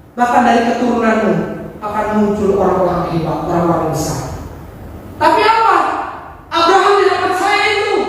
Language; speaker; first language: Indonesian; non-native, local second language; Javanese